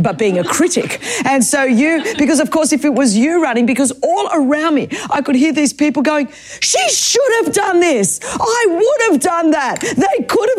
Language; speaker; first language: English; non-native, local second language; Greek